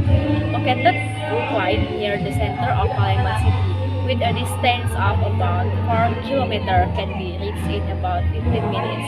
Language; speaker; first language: English; non-native, learner; Indonesian